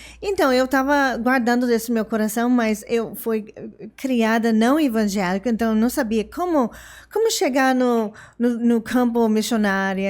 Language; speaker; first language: Portuguese; non-native, fluent; English